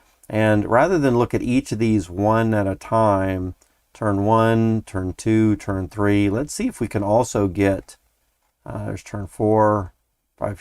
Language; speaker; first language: English; native; English